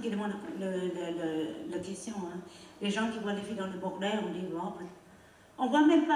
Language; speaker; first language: French; non-native, learner; Khmer